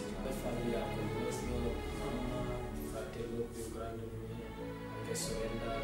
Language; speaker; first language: Italian; non-native, learner; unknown